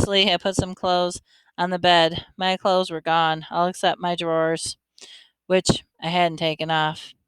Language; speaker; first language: English; native; English